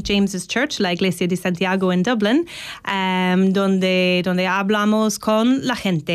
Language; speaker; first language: Spanish; non-native, learner; English